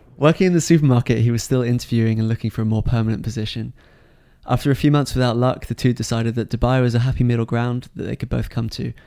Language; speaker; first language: English; native; English